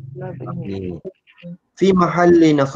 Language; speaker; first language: Arabic; non-native, fluent; Malay